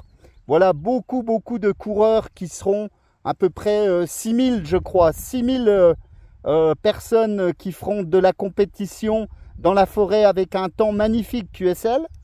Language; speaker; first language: French; native; French